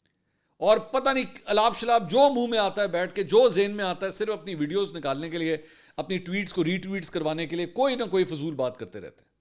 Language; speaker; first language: Urdu; native; Urdu